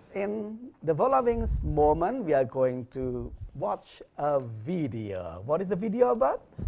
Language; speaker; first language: English; non-native, fluent; Indonesian